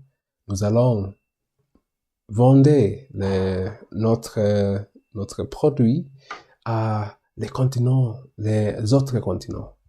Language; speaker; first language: French; non-native, learner; English